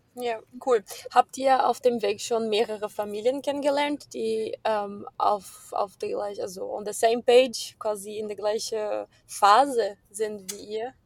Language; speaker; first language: German; non-native, fluent; Portuguese